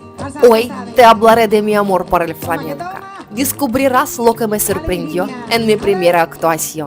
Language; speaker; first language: Spanish; non-native, learner; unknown